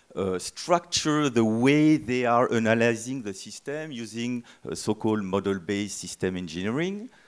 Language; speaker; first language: English; non-native, fluent; French